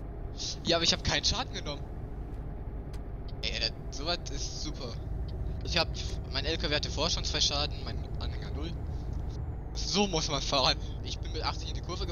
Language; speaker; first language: German; native; German